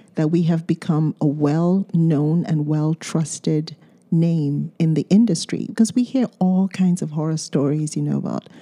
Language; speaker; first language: English; non-native, local second language; Yoruba